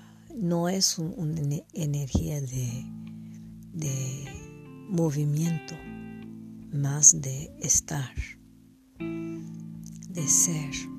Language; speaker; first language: Spanish; non-native, fluent; English